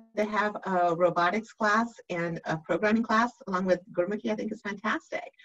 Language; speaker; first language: English; native; English